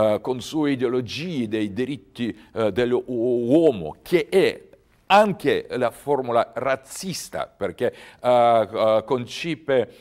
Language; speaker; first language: Italian; non-native, learner; Russian